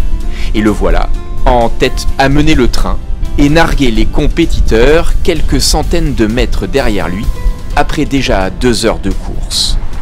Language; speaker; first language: French; native; French